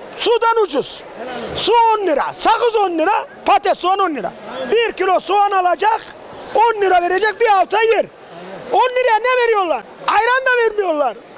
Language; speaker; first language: Turkish; native; Turkish